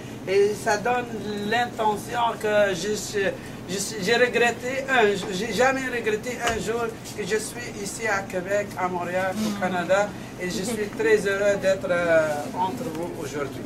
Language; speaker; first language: French; non-native, learner; Arabic